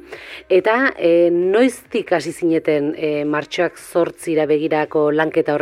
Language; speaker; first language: Basque; native; Basque